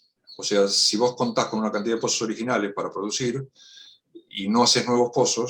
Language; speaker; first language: Spanish; native; Spanish